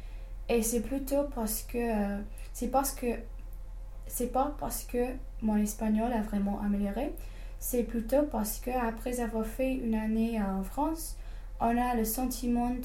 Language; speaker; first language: French; non-native, fluent; English